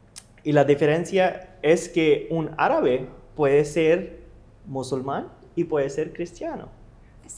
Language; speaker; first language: Spanish; non-native, learner; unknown